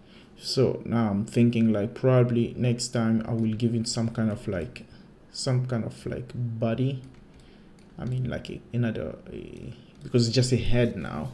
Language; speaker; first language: English; non-native, fluent; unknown